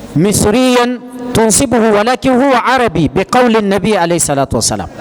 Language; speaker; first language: Arabic; non-native, fluent; Urdu